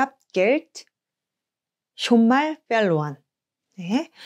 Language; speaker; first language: German; non-native, fluent; Korean